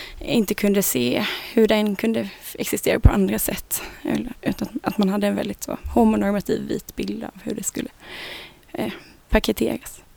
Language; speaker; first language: Swedish; native; Swedish